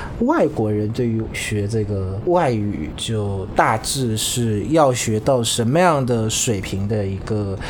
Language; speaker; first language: Chinese; non-native, fluent; Vietnamese